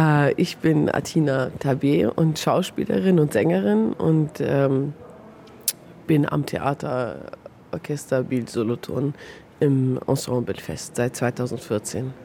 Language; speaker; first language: German; early bilingual, other home language; Persian